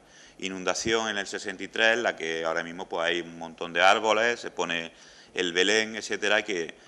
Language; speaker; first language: Spanish; native; Spanish